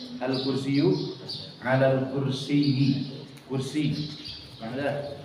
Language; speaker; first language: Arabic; non-native, fluent; Indonesian